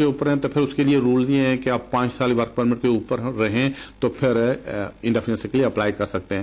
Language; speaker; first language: Urdu; native; Urdu